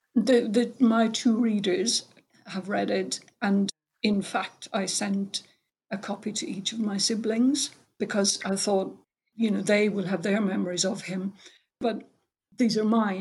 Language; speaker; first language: English; native; English